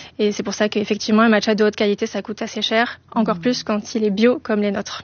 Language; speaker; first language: French; native; French